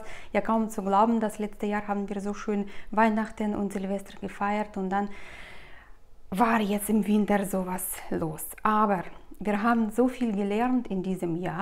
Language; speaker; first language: German; non-native, fluent; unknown